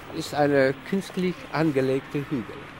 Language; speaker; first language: German; non-native, learner; Tajik